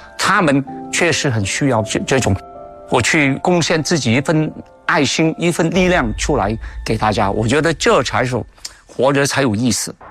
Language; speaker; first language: Chinese; non-native, local second language; Cantonese